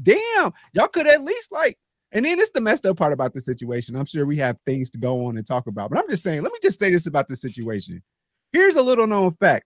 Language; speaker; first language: English; native; English